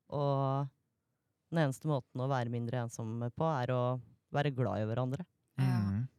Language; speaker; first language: Norwegian; native; Norwegian